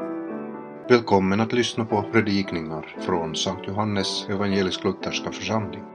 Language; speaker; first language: Swedish; native; Swedish